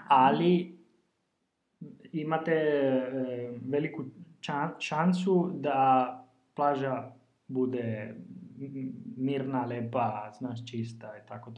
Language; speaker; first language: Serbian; non-native, learner; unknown